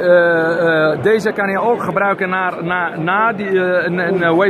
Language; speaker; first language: Dutch; non-native, learner; Arabic